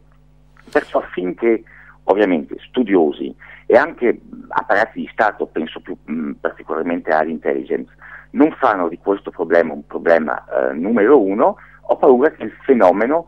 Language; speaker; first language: Italian; non-native, fluent; French